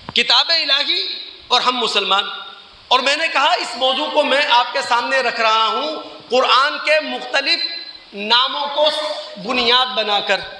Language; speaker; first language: Urdu; native; Urdu